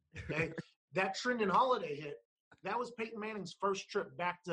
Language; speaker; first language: English; native; English